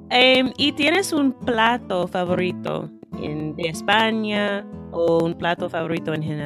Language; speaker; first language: Spanish; non-native, fluent; English